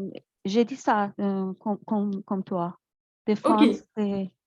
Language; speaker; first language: French; non-native, learner; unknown